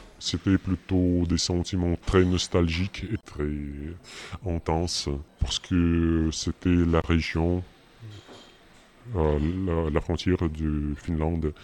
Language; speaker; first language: French; non-native, learner; Russian